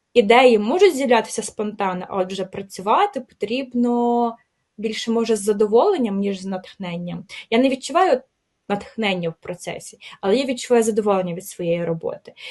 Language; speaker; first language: Ukrainian; native; Ukrainian